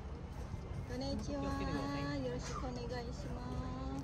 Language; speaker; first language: Japanese; non-native, fluent; Filipino